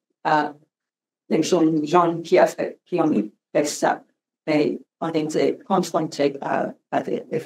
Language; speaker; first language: French; non-native, learner; English